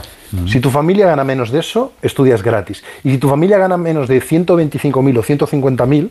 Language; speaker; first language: Spanish; native; Spanish